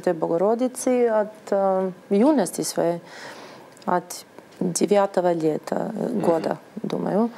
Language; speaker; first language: Russian; non-native, learner; Serbian